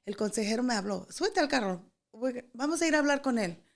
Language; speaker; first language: Spanish; early bilingual, other home language; English